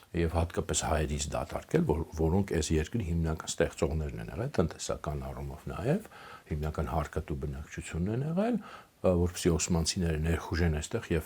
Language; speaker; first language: Armenian; native; Armenian